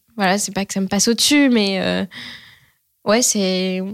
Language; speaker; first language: French; native; French